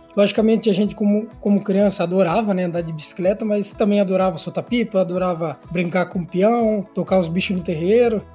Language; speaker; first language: Portuguese; native; Portuguese